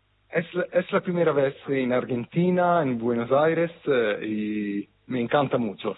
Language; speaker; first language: Spanish; non-native, fluent; Italian